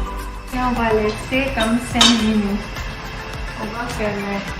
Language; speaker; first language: French; non-native, learner; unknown